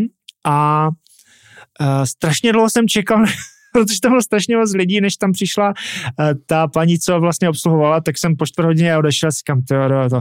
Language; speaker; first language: Czech; native; Czech